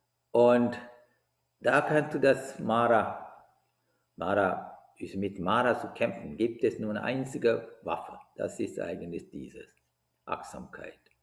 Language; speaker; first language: German; non-native, fluent; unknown